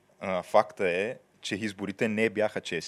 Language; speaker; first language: Bulgarian; native; Bulgarian